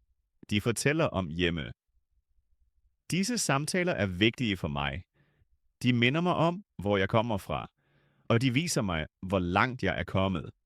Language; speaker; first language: Danish; non-native, fluent; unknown